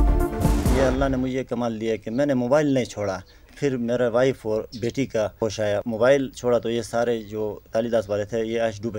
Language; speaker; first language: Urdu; non-native, local second language; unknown